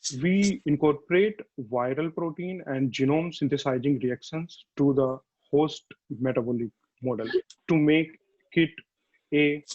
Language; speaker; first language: English; non-native, fluent; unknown